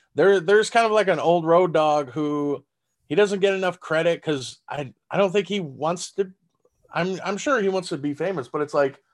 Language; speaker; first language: English; early bilingual, other home language; German